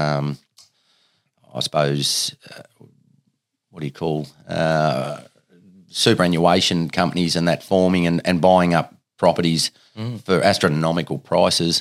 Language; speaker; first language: English; native; English